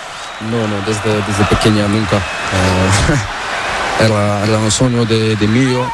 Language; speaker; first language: Spanish; non-native, learner; Portuguese